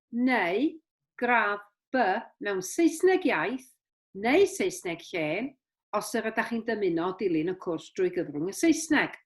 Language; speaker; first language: Welsh; native; Welsh